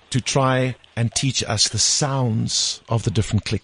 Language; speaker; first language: English; native; English